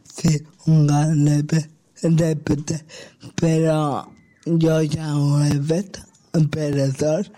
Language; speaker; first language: Catalan; non-native, local second language; Spanish